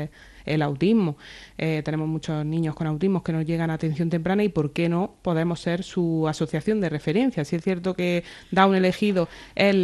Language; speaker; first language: Spanish; native; Spanish